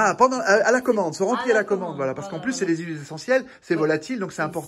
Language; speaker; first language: French; native; French